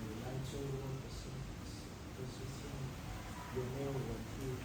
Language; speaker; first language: Chinese; non-native, learner; Indonesian